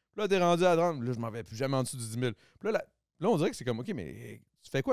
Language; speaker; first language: French; native; French